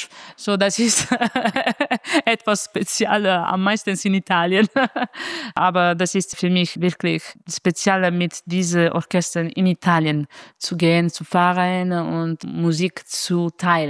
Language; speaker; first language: German; non-native, learner; Italian